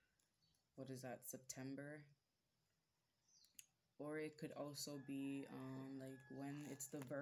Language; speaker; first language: English; native; English